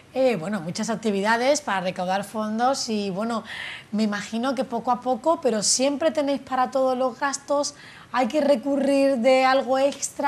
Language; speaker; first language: Spanish; native; Spanish